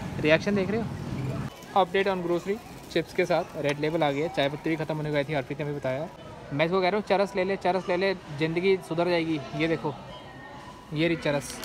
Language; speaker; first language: Hindi; non-native, local second language; Punjabi